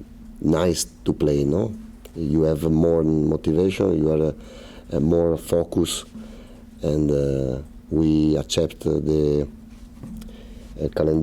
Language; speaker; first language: English; non-native, learner; Italian